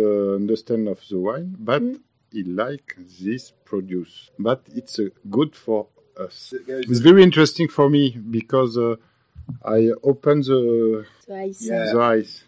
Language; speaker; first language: English; non-native, learner; French